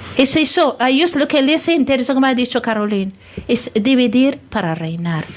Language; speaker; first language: Spanish; non-native, fluent; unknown